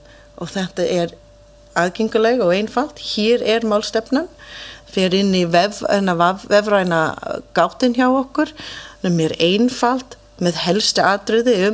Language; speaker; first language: Icelandic; non-native, fluent; English